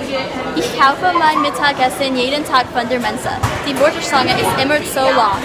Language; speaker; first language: German; non-native, learner; English